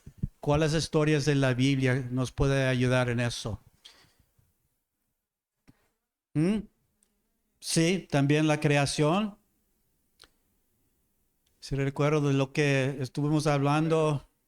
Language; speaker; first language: Spanish; non-native, fluent; English